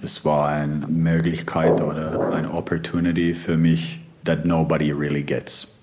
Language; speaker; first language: German; non-native, fluent; Finnish